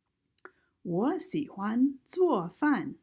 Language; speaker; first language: Chinese; non-native, fluent; English